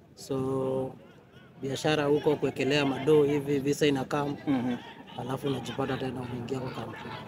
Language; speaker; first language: Swahili; non-native, local second language; Kikuyu